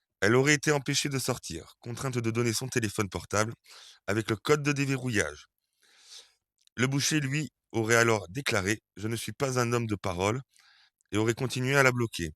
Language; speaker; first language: French; native; French